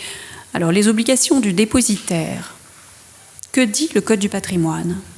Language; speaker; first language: French; native; French